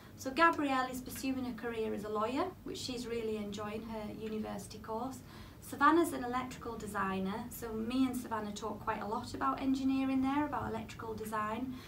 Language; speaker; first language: English; native; English